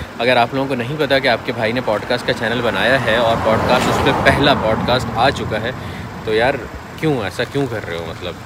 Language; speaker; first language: Hindi; native; Hindi